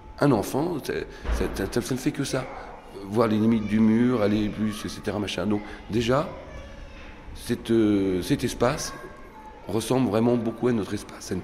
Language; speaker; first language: French; native; French